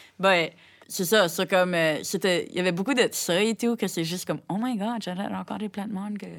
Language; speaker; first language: French; native; French